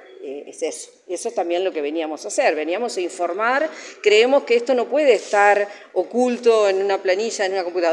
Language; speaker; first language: Spanish; native; Spanish